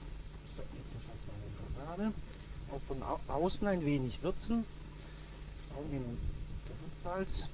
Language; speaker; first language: German; native; German